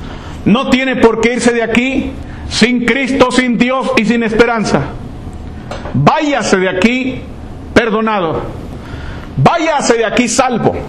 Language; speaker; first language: Spanish; native; Spanish